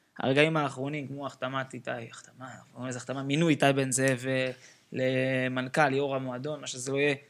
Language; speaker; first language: Hebrew; native; Hebrew